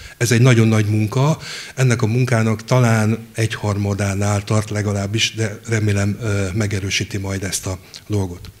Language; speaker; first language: Hungarian; native; Hungarian